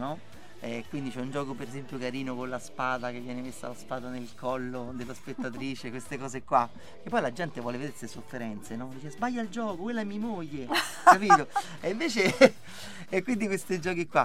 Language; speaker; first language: Italian; native; Italian